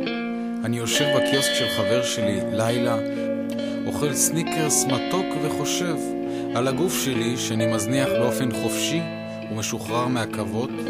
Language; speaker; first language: Hebrew; native; Hebrew